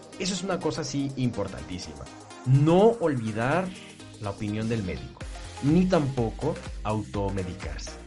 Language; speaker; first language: Spanish; native; Spanish